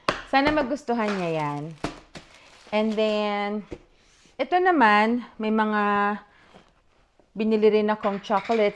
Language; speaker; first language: Filipino; native; Filipino